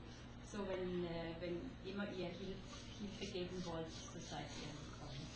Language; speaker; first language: German; non-native, fluent; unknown